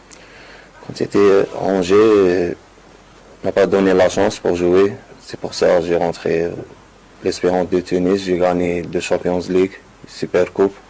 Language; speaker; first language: French; non-native, learner; Arabic